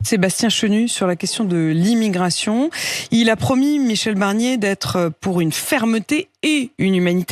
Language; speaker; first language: French; native; French